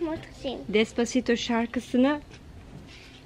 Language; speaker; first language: Dutch; early bilingual, heritage; Turkish